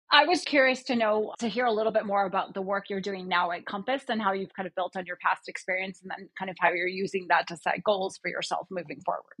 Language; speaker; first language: English; native; English